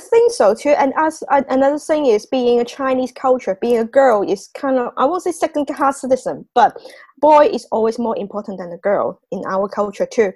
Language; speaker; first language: English; non-native, local second language; Cantonese